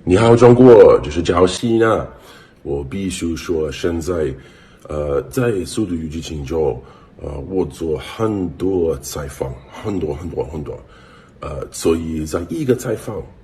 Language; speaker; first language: Chinese; non-native, learner; English